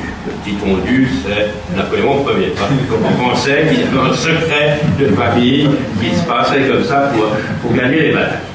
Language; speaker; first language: French; native; French